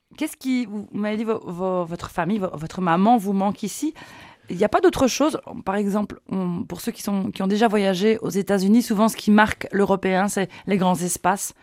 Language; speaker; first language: French; native; French